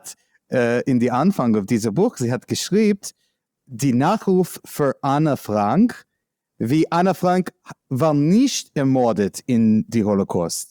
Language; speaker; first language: German; non-native, learner; English